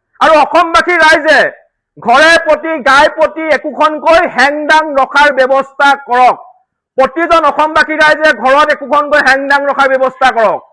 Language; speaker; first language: Assamese; native; Assamese